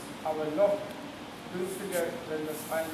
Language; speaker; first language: German; non-native, fluent; Croatian